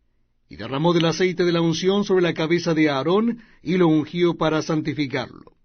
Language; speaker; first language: Spanish; native; Spanish